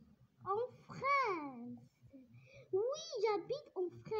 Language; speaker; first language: French; non-native, learner; Arabic